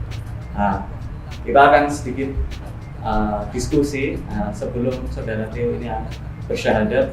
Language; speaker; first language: Indonesian; native; Indonesian